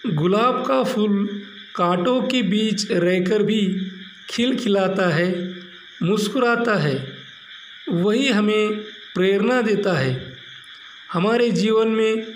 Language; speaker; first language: Hindi; non-native, local second language; Marathi